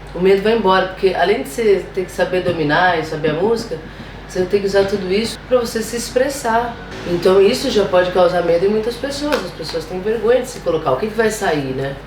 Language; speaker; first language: Portuguese; native; Portuguese